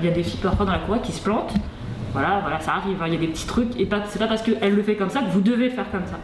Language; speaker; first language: French; native; French